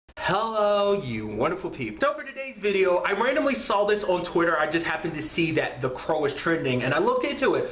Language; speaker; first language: English; native; English